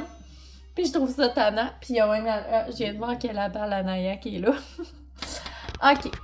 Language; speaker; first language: French; native; French